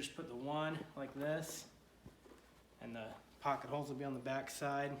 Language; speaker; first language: English; native; English